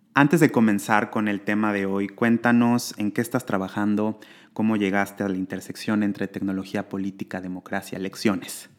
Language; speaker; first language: Spanish; native; Spanish